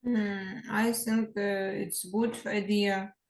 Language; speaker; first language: English; non-native, learner; Ukrainian